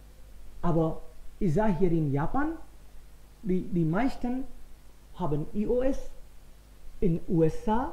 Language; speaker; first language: German; non-native, fluent; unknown